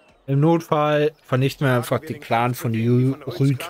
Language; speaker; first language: German; native; German